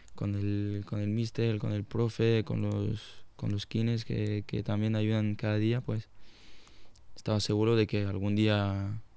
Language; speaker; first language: Spanish; non-native, fluent; French